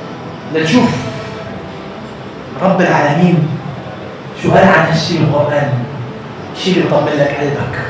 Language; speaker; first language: Arabic; native; Arabic